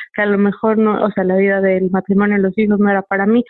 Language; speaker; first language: Spanish; native; Spanish